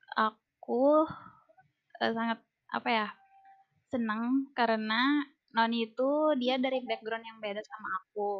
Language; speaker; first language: Indonesian; non-native, local second language; Banjar